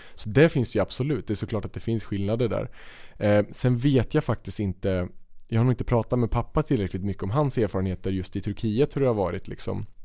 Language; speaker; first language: Swedish; native; Swedish